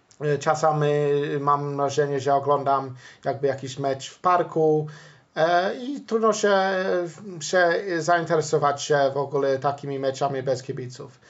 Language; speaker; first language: Polish; non-native, fluent; English